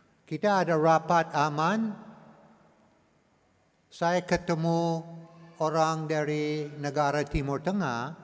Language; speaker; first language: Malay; non-native, learner; English